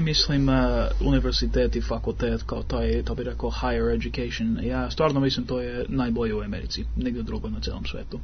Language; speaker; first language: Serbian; early bilingual, heritage; English